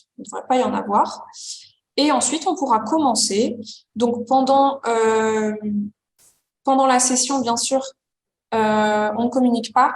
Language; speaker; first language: French; native; French